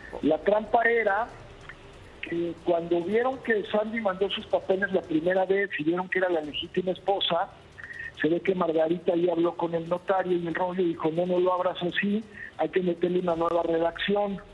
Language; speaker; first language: Spanish; native; Spanish